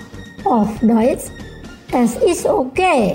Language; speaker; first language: German; non-native, fluent; Indonesian